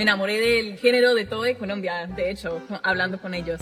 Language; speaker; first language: Spanish; non-native, fluent; English